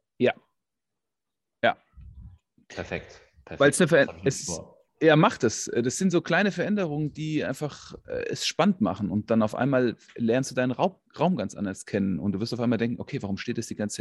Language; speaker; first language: German; native; German